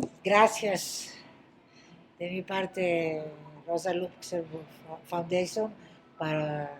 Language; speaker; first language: Spanish; non-native, fluent; Greek